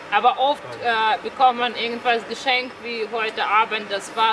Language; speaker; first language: German; non-native, fluent; Russian